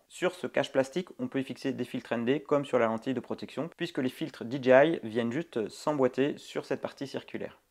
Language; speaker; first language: French; native; French